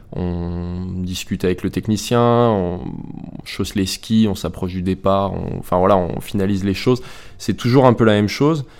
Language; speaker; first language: French; native; French